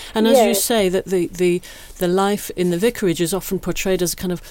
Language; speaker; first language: English; native; English